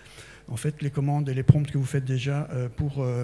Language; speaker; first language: French; native; French